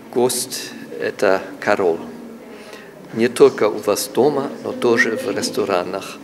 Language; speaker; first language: Russian; non-native, fluent; German